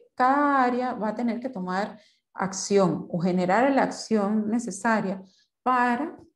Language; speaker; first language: Spanish; native; Spanish